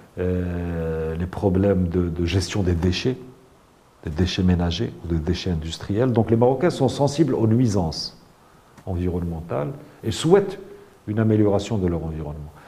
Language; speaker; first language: French; non-native, local second language; Arabic